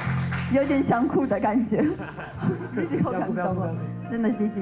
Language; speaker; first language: Chinese; non-native, fluent; Russian